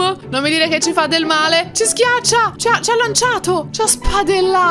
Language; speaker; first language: Italian; native; Italian